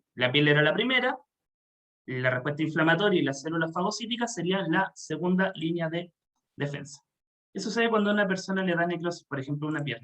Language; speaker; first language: Spanish; native; Spanish